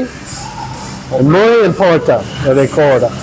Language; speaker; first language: Spanish; non-native, learner; English